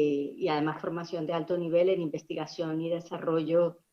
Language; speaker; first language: Spanish; native; Spanish